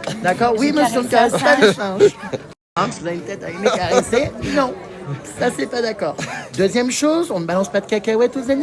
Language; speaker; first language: French; native; French